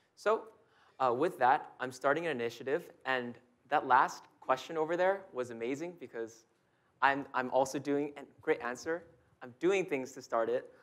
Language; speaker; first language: English; native; English